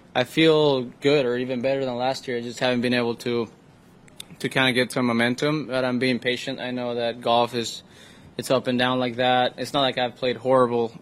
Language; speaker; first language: English; non-native, fluent; Spanish